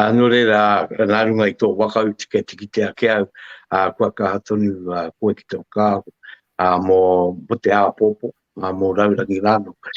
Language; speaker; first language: Māori; native; Māori